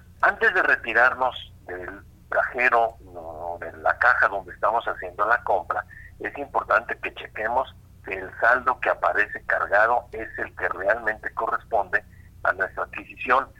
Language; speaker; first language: Spanish; native; Spanish